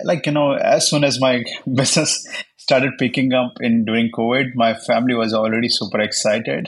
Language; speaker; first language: English; non-native, local second language; Hindi